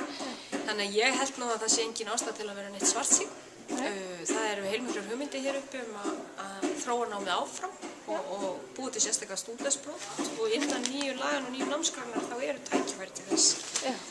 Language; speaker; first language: Icelandic; native; Icelandic